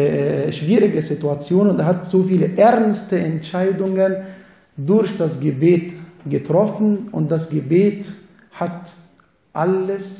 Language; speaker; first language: German; non-native, fluent; Arabic